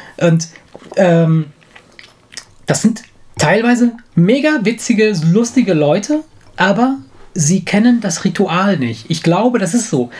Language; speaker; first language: German; non-native, fluent; Italian